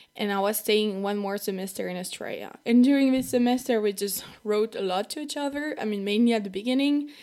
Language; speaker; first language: English; non-native, fluent; French